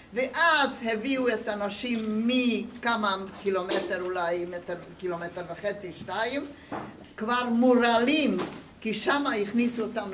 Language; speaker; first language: Hebrew; non-native, fluent; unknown